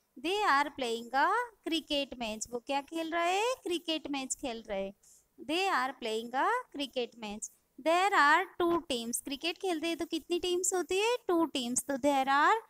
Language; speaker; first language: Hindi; non-native, local second language; Gujarati